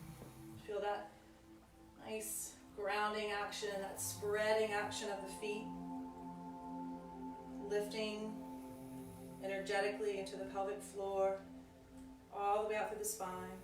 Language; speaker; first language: English; native; English